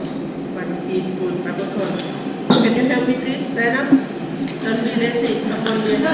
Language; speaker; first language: English; non-native, learner; Thai